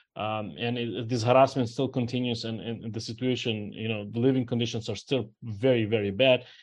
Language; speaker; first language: English; non-native, fluent; Ukrainian